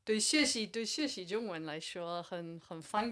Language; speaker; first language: Chinese; non-native, fluent; English